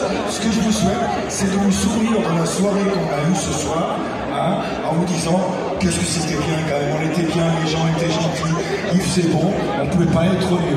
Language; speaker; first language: French; native; French